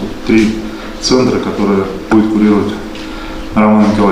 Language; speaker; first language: Russian; native; Russian